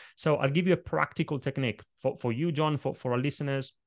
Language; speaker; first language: English; non-native, fluent; Italian